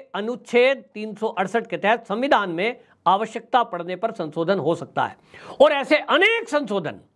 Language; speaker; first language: Hindi; native; Hindi